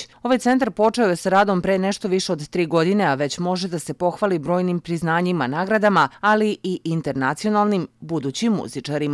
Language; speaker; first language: Serbian; native; Serbian